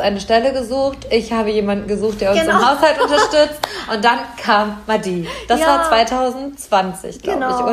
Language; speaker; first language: German; native; German